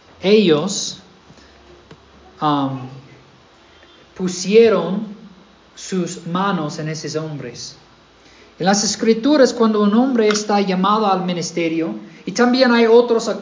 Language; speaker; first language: Spanish; non-native, fluent; English